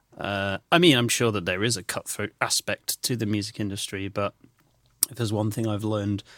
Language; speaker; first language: English; native; English